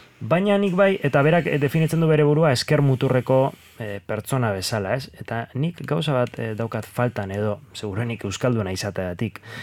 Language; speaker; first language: Basque; non-native, local second language; Spanish